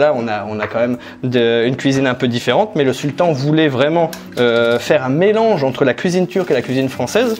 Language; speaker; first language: French; native; French